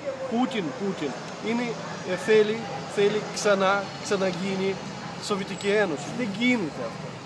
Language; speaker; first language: Greek; non-native, learner; Ukrainian